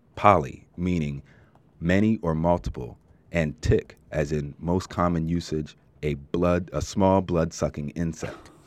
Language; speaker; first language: English; native; English